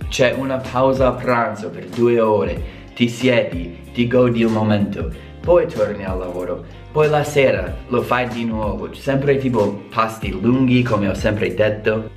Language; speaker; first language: Italian; non-native, fluent; English